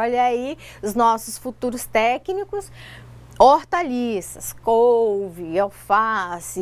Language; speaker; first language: Portuguese; native; Portuguese